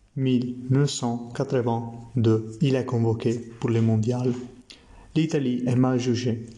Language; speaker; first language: French; non-native, learner; Italian